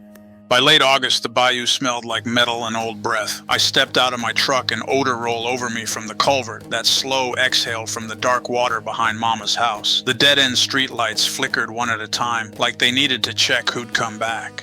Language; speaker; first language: English; native; English